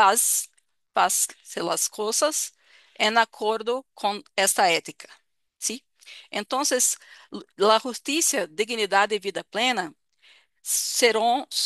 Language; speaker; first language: Spanish; non-native, fluent; Portuguese